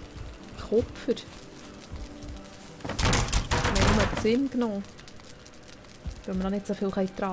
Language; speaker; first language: German; native; German